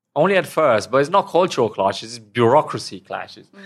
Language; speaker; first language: English; non-native, fluent; Romanian